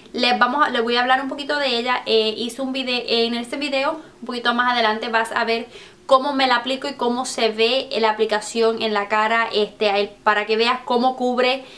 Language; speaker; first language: Spanish; early bilingual, heritage; Spanish